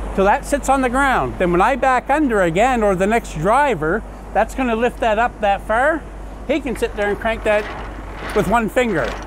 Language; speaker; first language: English; native; English